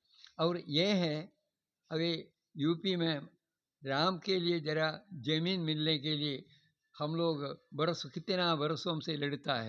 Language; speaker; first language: Hindi; non-native, local second language; Malayalam